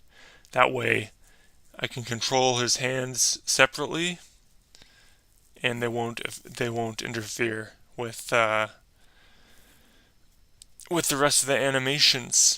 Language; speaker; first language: English; native; English